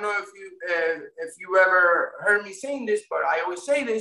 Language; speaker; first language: English; native; English